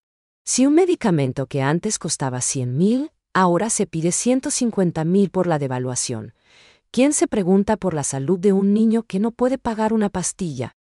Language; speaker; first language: Spanish; native; Spanish